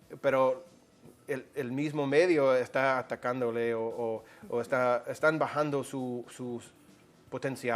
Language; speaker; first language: Spanish; non-native, fluent; English